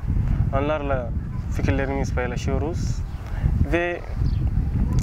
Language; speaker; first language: Turkish; non-native, learner; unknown